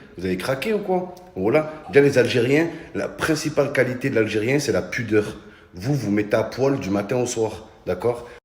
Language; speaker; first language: French; early bilingual, other home language; Arabic